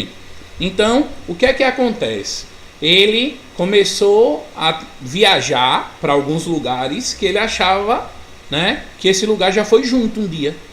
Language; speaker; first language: Portuguese; native; Portuguese